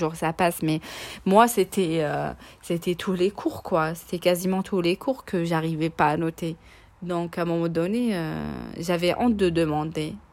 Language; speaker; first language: French; non-native, local second language; Arabic